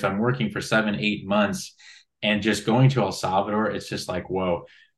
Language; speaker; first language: English; native; English